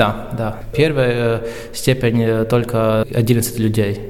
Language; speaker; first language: Russian; non-native, local second language; Latvian